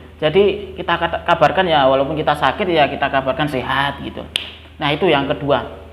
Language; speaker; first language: Indonesian; non-native, local second language; Javanese